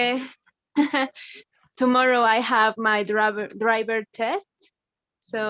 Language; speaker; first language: English; non-native, learner; Spanish